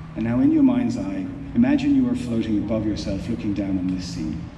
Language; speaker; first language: English; native; English